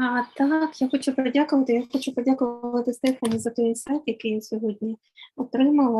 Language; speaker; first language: Ukrainian; native; Ukrainian